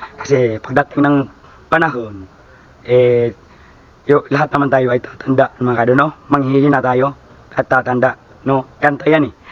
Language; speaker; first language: Filipino; native; Filipino